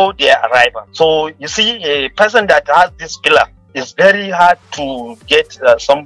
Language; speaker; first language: English; non-native, local second language; Hausa